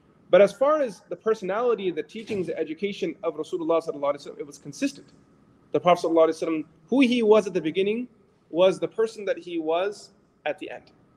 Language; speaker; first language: English; native; English